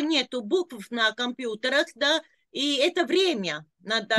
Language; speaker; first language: Russian; non-native, local second language; Latvian